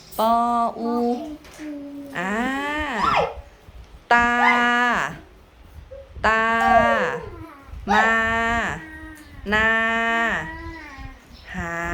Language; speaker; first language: Thai; native; Thai